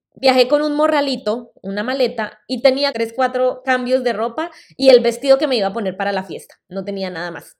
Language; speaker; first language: Spanish; native; Spanish